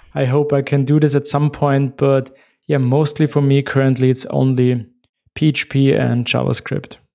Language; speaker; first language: English; non-native, fluent; German